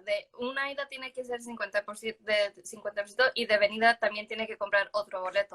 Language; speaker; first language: Spanish; early bilingual, other home language; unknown